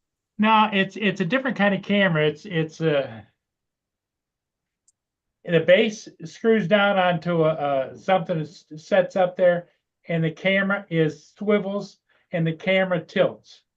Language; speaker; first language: English; native; English